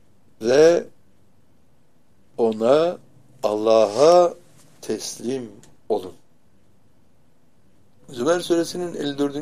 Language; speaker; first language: Turkish; native; Turkish